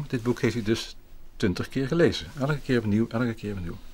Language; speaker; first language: Dutch; native; Dutch